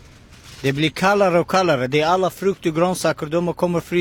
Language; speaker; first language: Swedish; non-native, learner; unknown